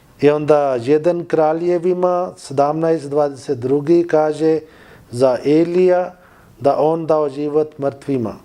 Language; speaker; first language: Bosnian; non-native, learner; Urdu